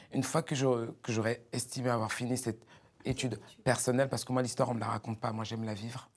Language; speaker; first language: French; native; French